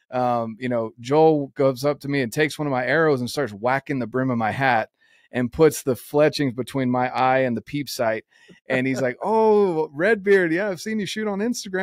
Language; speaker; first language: English; native; English